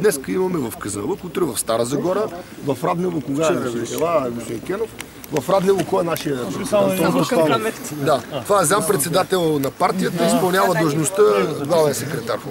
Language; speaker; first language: Bulgarian; native; Bulgarian